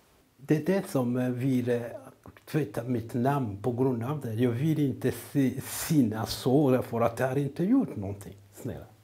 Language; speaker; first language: Swedish; non-native, learner; Kinyarwanda